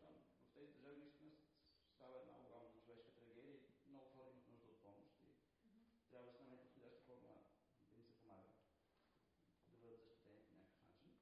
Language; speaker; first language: Bulgarian; native; Bulgarian